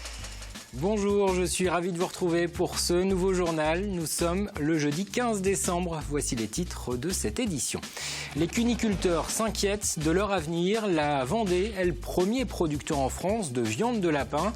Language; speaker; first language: French; native; French